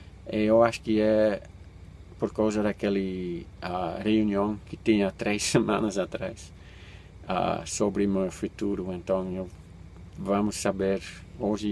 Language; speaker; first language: Portuguese; non-native, fluent; Dutch